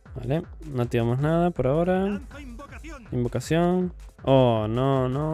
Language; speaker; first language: Spanish; native; Spanish